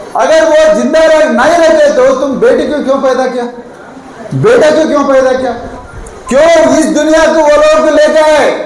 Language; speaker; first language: Hindi; non-native, local second language; Telugu